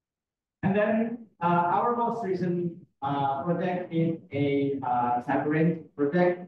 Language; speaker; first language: English; non-native, fluent; Indonesian